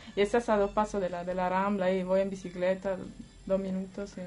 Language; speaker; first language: Spanish; non-native, fluent; Italian